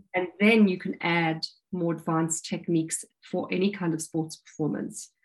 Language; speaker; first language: English; native; English